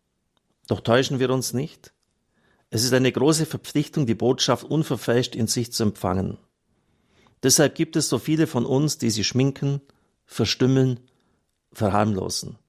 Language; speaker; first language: German; native; German